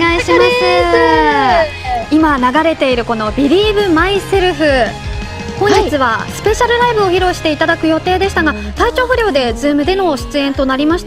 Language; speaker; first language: Japanese; native; Japanese